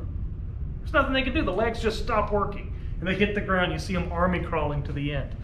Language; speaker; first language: English; native; English